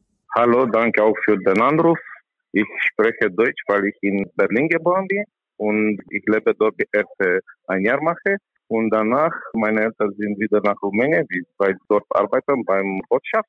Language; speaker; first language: German; non-native, learner; Romanian